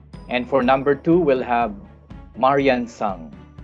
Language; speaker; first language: English; non-native, local second language; Filipino